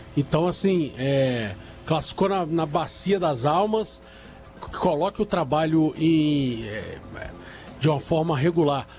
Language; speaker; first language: Portuguese; native; Portuguese